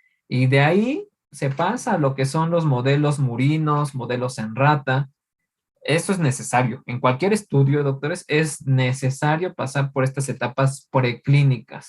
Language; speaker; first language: Spanish; native; Spanish